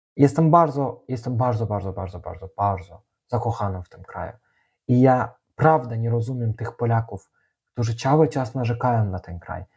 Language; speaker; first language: Polish; non-native, fluent; Azerbaijani